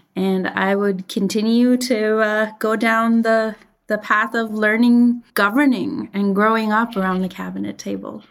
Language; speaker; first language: English; early bilingual, other home language; Persian